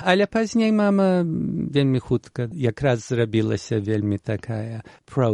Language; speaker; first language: Belarusian; early bilingual, heritage; Belarusian